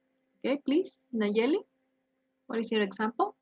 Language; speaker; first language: English; non-native, fluent; Spanish